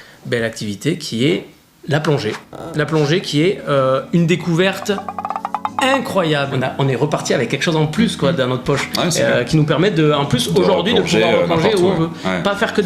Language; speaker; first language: French; native; French